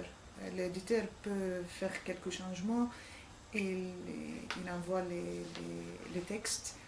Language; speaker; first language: French; non-native, fluent; Arabic